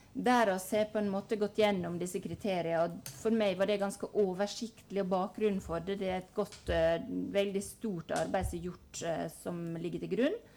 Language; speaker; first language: Norwegian; native; Norwegian